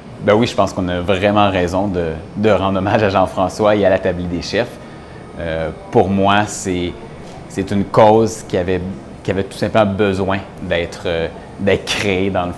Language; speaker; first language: French; native; French